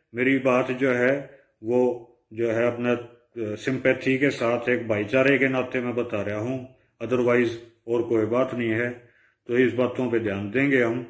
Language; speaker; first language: Hindi; native; Hindi